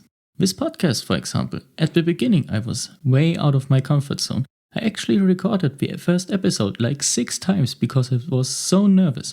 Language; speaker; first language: English; non-native, fluent; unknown